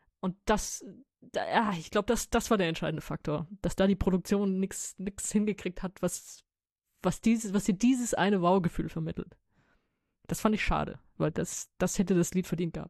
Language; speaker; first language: German; native; German